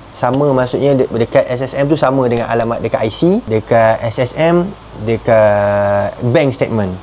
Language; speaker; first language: Malay; native; Malay